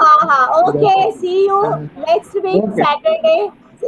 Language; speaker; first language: English; non-native, learner; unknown